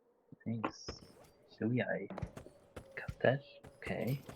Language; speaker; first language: Welsh; non-native, learner; English